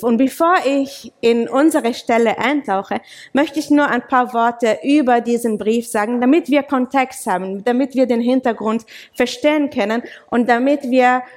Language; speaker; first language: German; non-native, fluent; English